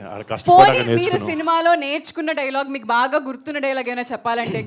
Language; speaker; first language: Telugu; native; Telugu